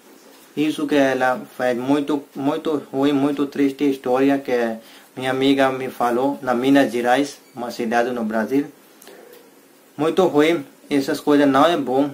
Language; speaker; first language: Portuguese; non-native, learner; Hindi